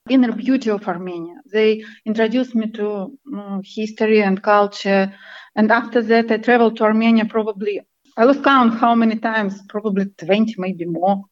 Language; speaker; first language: English; non-native, fluent; Armenian